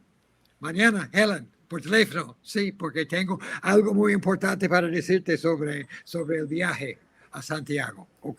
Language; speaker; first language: Spanish; non-native, fluent; English